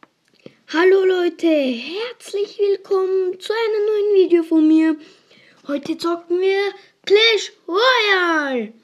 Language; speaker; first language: German; non-native, local second language; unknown